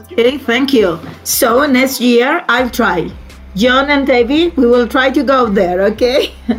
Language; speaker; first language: English; non-native, fluent; Spanish